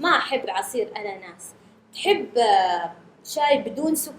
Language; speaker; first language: Arabic; non-native, fluent; Malayalam